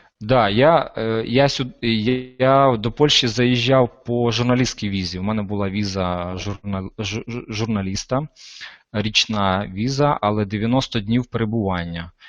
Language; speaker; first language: Ukrainian; non-native, local second language; Russian